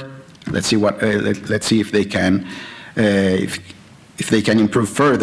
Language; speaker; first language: English; non-native, fluent; Italian